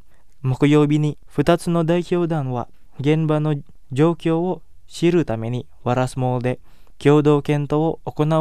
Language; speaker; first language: Japanese; non-native, fluent; Indonesian